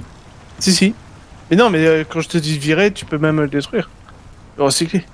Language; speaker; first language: French; native; French